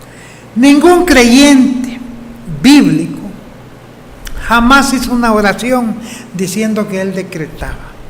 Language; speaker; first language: Spanish; native; Spanish